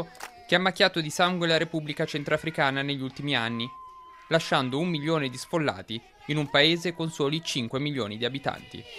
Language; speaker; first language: Italian; native; Italian